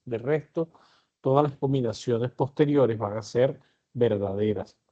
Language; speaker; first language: Spanish; native; Spanish